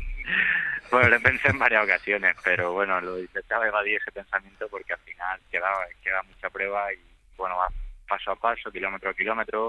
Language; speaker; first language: Spanish; native; Spanish